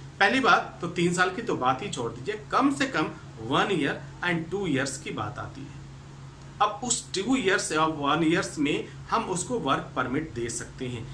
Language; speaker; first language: Hindi; native; Hindi